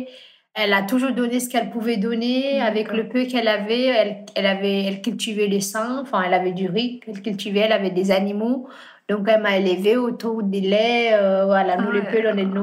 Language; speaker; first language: French; non-native, fluent; Fula